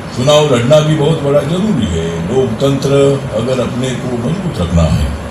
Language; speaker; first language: Hindi; non-native, local second language; Marathi